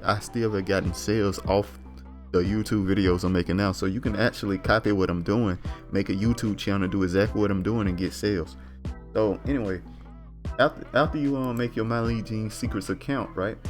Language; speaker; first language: English; native; English